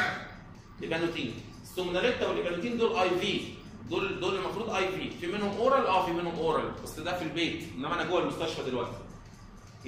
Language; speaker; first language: Arabic; native; Arabic